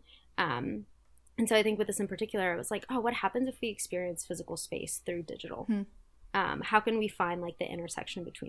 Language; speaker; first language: English; early bilingual, other home language; Spanish